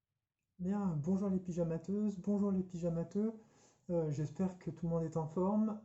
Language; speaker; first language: French; native; French